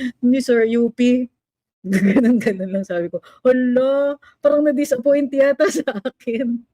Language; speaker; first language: Filipino; native; Filipino